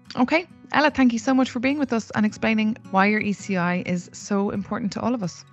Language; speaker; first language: English; native; English